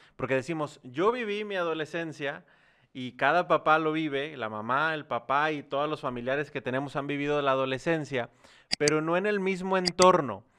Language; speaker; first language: Spanish; native; Spanish